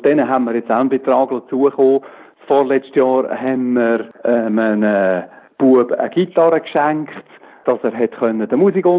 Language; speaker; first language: German; native; German